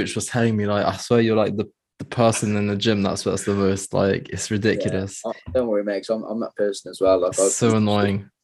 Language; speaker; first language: English; native; English